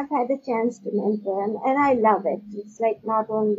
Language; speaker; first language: English; non-native, local second language; Urdu